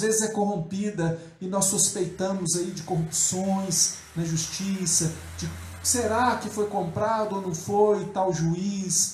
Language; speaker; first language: Portuguese; native; Portuguese